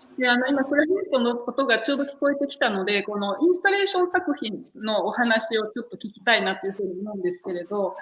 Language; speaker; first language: Japanese; native; Japanese